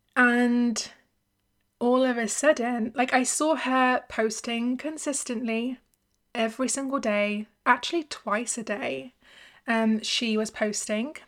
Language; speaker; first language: English; native; English